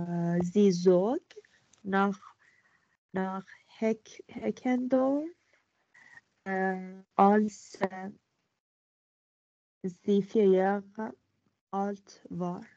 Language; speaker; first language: German; non-native, learner; Persian